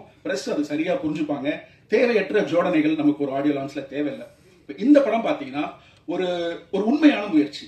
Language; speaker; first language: Tamil; native; Tamil